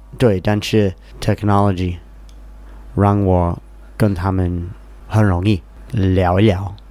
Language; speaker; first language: Chinese; non-native, fluent; English